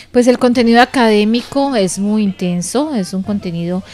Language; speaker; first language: Spanish; native; Spanish